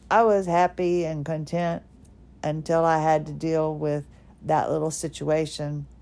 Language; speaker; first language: English; early bilingual, other home language; Swedish